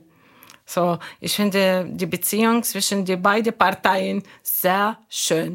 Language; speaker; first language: German; non-native, fluent; Arabic